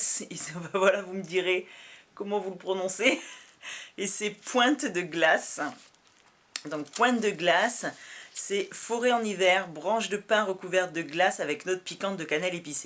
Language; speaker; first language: French; native; French